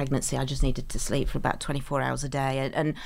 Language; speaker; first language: English; native; English